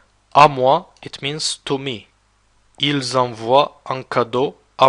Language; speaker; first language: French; non-native, fluent; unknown